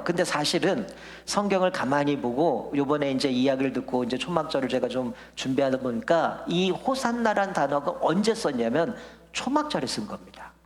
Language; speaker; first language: Korean; native; Korean